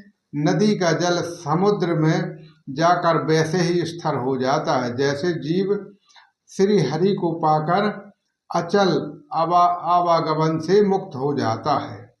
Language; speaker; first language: Hindi; native; Hindi